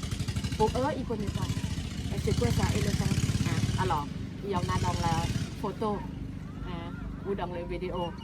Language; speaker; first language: French; non-native, learner; Thai